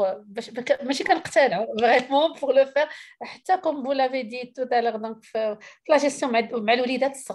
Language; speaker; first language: French; non-native, local second language; Arabic